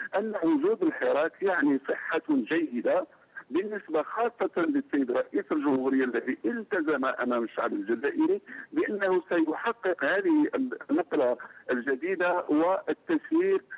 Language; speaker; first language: Arabic; native; Arabic